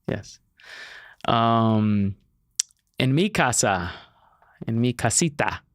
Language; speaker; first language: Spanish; non-native, learner; English